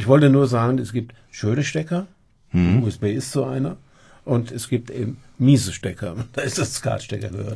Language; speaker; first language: German; native; German